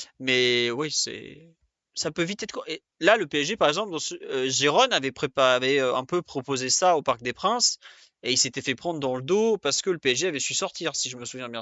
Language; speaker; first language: French; native; French